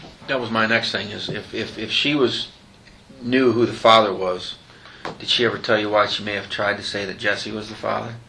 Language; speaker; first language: English; native; English